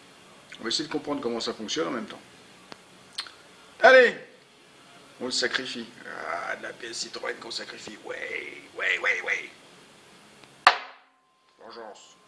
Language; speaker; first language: French; native; French